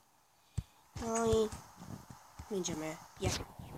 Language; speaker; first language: Polish; non-native, learner; Russian